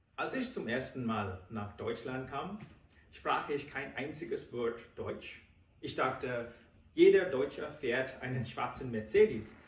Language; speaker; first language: German; non-native, fluent; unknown